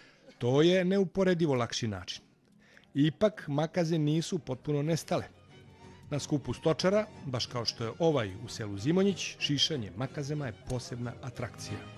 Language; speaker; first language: Bosnian; native; Bosnian